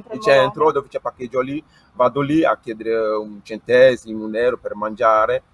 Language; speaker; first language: Italian; non-native, learner; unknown